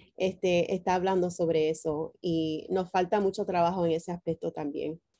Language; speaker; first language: Spanish; early bilingual, heritage; Spanish